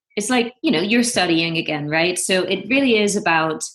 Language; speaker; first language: English; non-native, fluent; Dutch